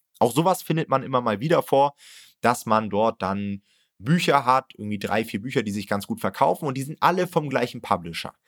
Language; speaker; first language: German; native; German